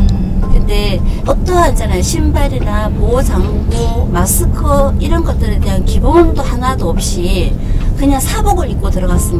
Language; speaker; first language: Korean; native; Korean